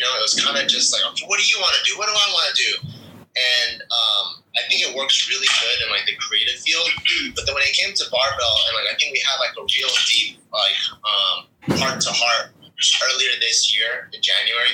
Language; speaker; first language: English; native; English